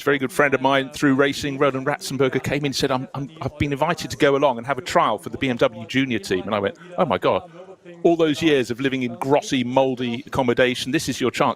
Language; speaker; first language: English; native; English